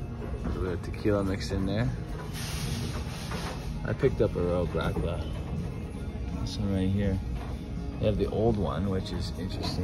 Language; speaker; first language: English; native; English